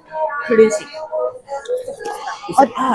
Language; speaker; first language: Korean; non-native, learner; Mongolian